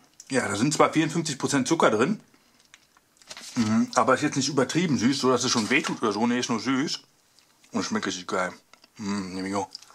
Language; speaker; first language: German; native; German